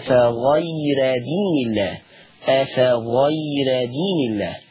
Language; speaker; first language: Arabic; native; Arabic